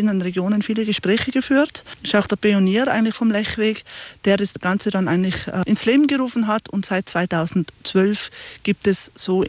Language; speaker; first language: German; native; German